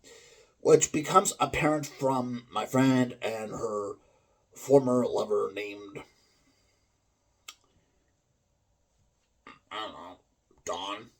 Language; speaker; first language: English; native; English